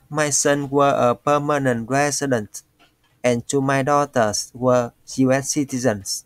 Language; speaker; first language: English; non-native, fluent; Vietnamese